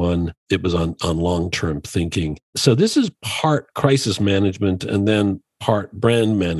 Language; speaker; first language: English; native; English